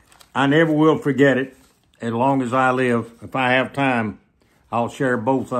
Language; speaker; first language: English; native; English